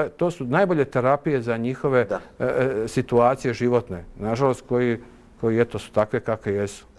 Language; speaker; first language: Croatian; native; Croatian